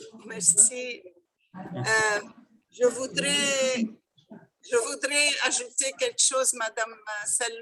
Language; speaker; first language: French; non-native, local second language; Arabic